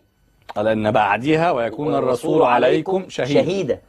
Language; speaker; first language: Arabic; native; Arabic